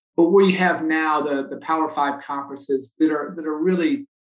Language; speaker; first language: English; native; English